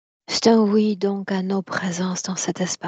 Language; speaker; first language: French; native; French